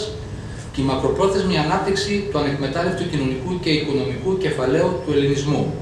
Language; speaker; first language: Greek; native; Greek